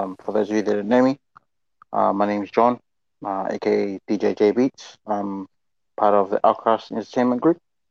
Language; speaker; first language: English; native; English